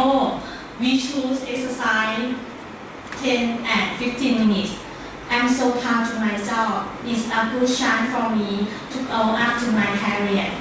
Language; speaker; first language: English; non-native, learner; Thai